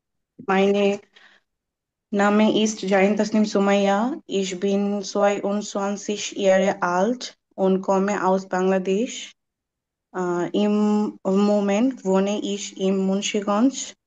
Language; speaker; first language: German; non-native, learner; Bangla